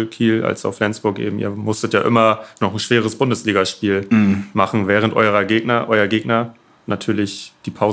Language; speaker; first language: German; native; German